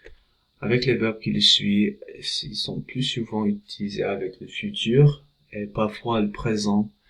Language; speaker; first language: French; non-native, fluent; English